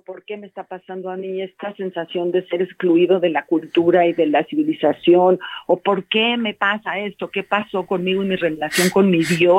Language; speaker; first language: Spanish; native; Spanish